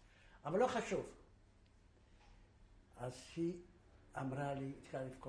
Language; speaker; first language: Hebrew; non-native, fluent; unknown